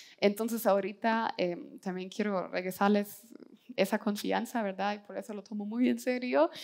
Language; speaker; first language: Spanish; non-native, fluent; German